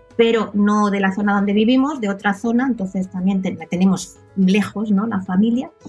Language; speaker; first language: Spanish; non-native, local second language; Catalan